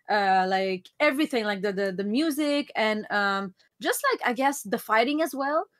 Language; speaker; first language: English; non-native, fluent; Arabic